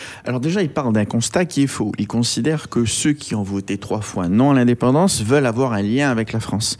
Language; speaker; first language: French; native; French